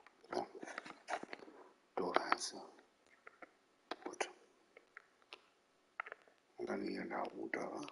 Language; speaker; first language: German; non-native, learner; Vietnamese